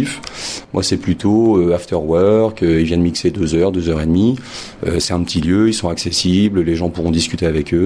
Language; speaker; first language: French; native; French